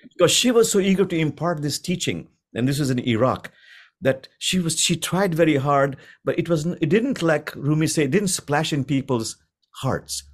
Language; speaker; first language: English; non-native, local second language; Bangla